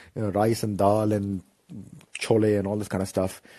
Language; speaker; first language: English; non-native, local second language; Hindi